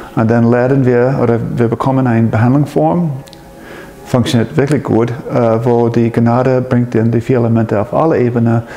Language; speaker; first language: German; non-native, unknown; English